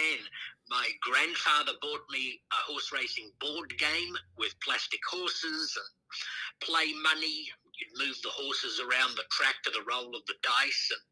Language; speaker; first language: English; native; English